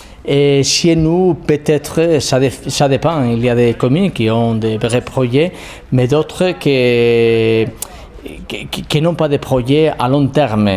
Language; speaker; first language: French; non-native, fluent; Spanish